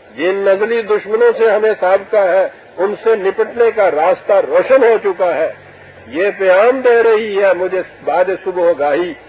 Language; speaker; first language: Urdu; native; Urdu